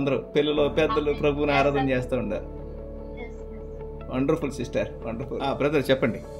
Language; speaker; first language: Telugu; native; Telugu